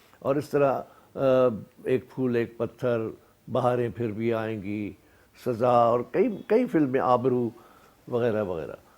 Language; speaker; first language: Urdu; non-native, local second language; Sindhi